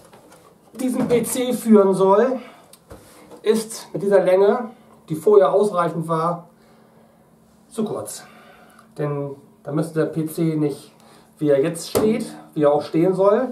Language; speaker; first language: German; native; German